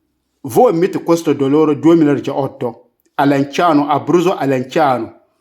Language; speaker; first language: Italian; non-native, learner; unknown